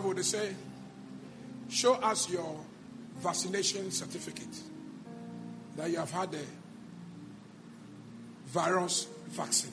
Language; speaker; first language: English; non-native, local second language; Akan